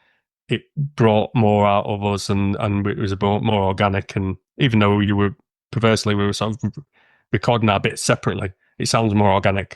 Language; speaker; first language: English; native; English